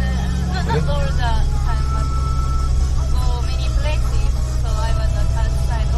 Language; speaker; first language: English; non-native, learner; Japanese